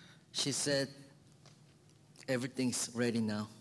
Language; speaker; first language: English; early bilingual, other home language; Korean